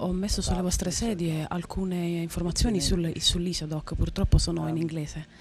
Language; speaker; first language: Italian; native; Italian